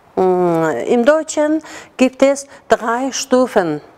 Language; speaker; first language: German; non-native, fluent; Azerbaijani